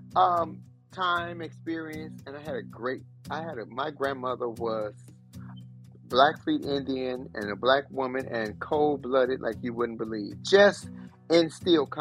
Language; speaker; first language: English; native; English